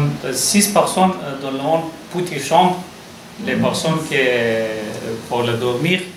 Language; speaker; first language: French; non-native, learner; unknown